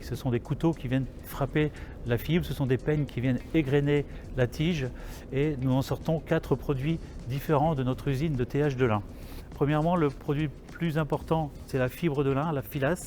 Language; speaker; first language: French; native; French